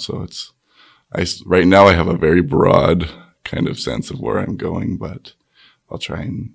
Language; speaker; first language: English; native; English